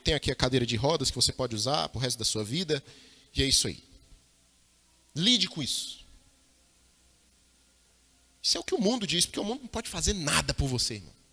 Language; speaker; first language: Portuguese; native; Portuguese